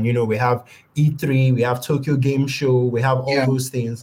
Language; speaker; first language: English; non-native, local second language; Yoruba